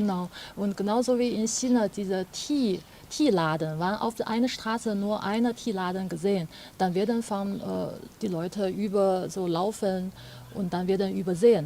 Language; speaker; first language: German; non-native, fluent; Chinese